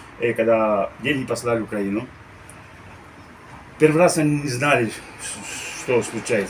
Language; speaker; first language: Russian; non-native, learner; Romanian